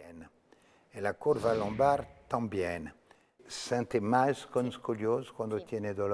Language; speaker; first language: Spanish; non-native, learner; French